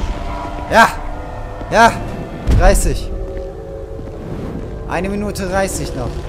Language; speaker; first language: German; native; German